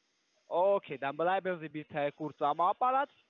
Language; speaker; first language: German; non-native, learner; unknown